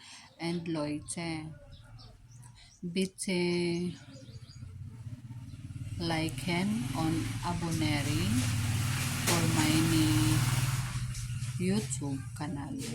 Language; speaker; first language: German; non-native, learner; Filipino